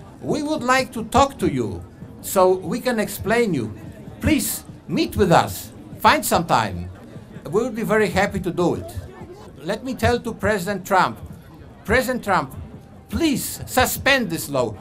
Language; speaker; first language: English; non-native, fluent; Polish